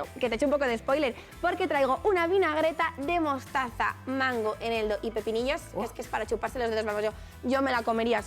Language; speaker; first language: Spanish; native; Spanish